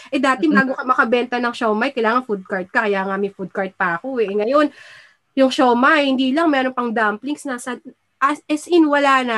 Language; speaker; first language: Filipino; native; Filipino